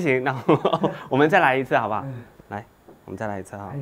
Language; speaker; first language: Chinese; native; Chinese